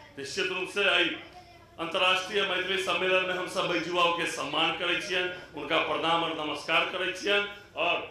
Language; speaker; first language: Maithili; non-native, local second language; Hindi